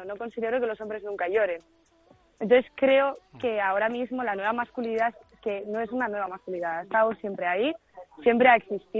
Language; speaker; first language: Spanish; native; Spanish